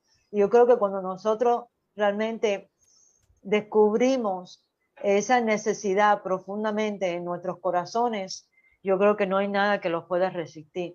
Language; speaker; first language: Spanish; early bilingual, other home language; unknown